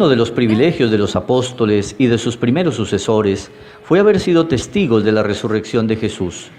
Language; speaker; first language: Spanish; native; Spanish